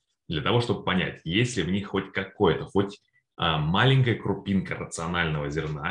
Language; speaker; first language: Russian; native; Russian